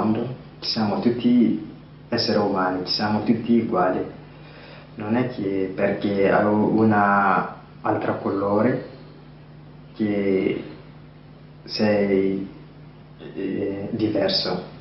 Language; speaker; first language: Italian; non-native, learner; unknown